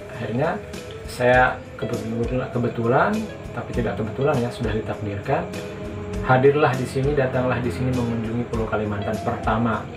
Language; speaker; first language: Indonesian; non-native, local second language; Sasak